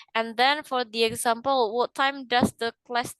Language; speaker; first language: English; non-native, fluent; Indonesian